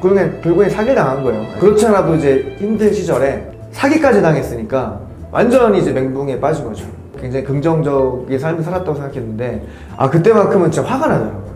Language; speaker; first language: Korean; native; Korean